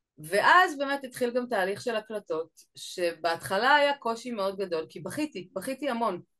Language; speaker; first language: Hebrew; early bilingual, other home language; Russian